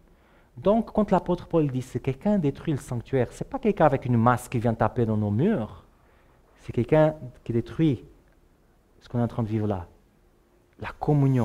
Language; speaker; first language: French; native; French